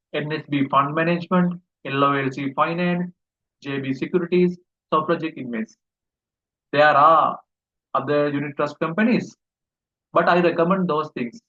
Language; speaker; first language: English; non-native, local second language; Sinhala